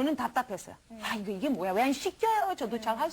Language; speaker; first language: Korean; non-native, learner; Romanian